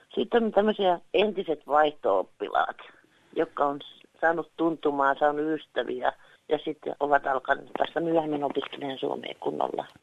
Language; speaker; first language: Finnish; native; Finnish